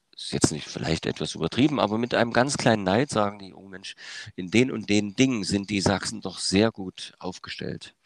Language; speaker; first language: German; native; German